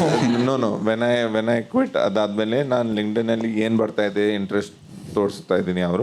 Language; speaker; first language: Kannada; non-native, learner; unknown